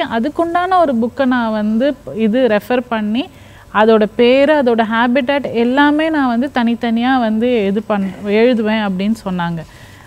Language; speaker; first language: Tamil; native; Tamil